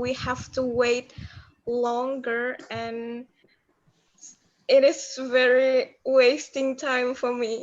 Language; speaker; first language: English; non-native, learner; Indonesian